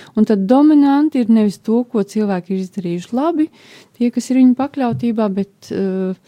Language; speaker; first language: Latvian; native; Latvian